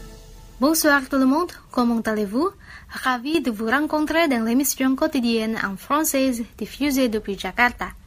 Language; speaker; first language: French; non-native, fluent; Indonesian